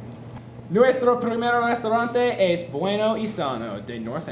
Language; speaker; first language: Spanish; non-native, learner; English